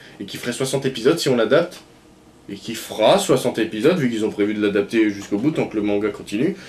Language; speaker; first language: French; native; French